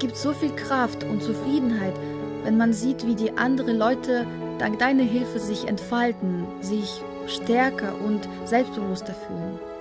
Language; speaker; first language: German; non-native, fluent; Russian